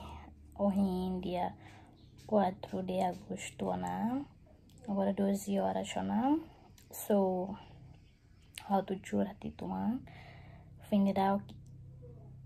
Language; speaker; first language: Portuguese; non-native, local second language; Tetum